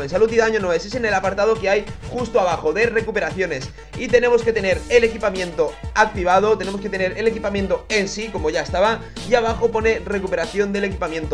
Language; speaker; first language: Spanish; native; Spanish